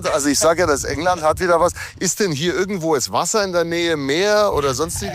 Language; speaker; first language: German; native; German